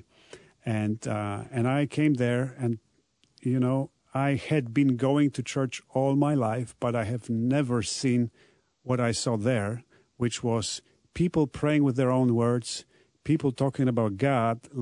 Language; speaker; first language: English; non-native, fluent; Polish